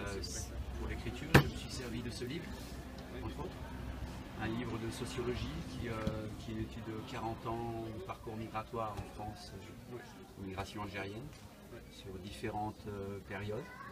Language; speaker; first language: French; native; French